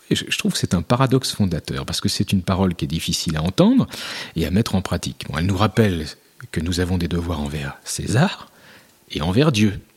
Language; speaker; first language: French; native; French